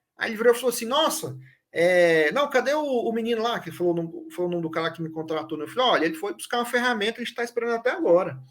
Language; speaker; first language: Portuguese; native; Portuguese